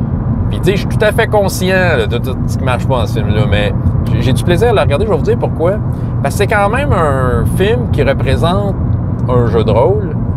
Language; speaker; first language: French; native; French